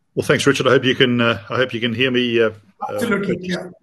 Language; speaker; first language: English; native; English